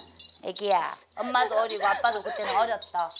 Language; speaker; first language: Korean; native; Korean